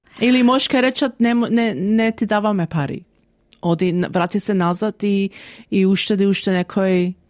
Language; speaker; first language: Macedonian; early bilingual, heritage; Macedonian